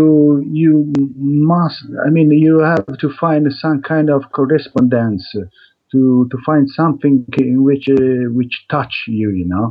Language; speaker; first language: English; non-native, fluent; Italian